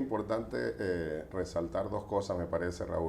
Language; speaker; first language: Spanish; native; Spanish